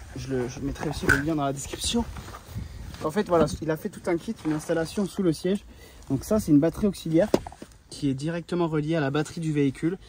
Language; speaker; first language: French; native; French